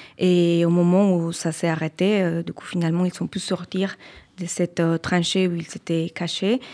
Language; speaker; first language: French; non-native, fluent; Spanish